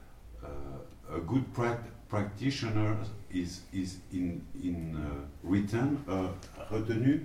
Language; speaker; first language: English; non-native, learner; French